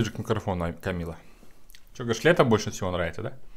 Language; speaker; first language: Russian; native; Russian